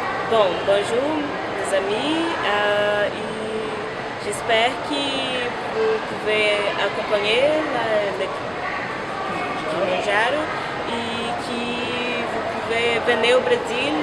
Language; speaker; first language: French; non-native, learner; Portuguese